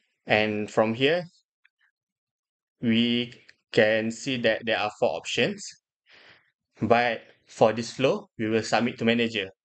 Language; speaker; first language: English; non-native, local second language; Malay